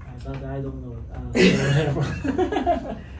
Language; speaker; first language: English; non-native, learner; Japanese